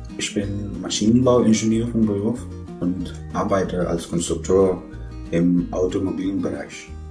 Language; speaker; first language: German; non-native, fluent; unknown